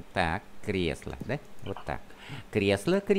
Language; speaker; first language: Russian; non-native, fluent; Vietnamese